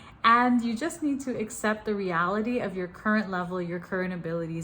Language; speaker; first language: English; native; English